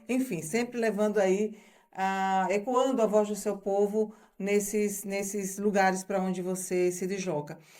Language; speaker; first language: Portuguese; native; Portuguese